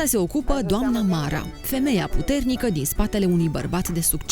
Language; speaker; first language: Romanian; native; Romanian